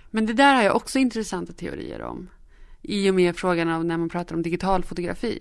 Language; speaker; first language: Swedish; native; Swedish